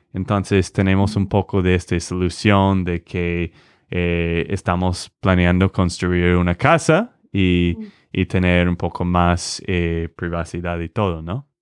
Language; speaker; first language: Spanish; non-native, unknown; English